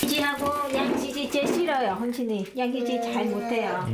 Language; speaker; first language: Korean; non-native, learner; Vietnamese